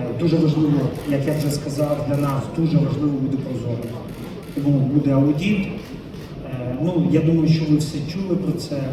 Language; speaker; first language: Ukrainian; non-native, local second language; Russian